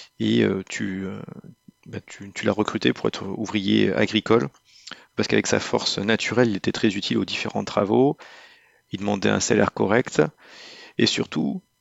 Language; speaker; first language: French; native; French